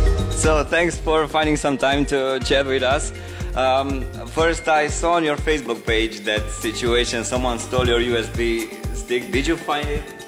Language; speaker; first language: English; non-native, fluent; Romanian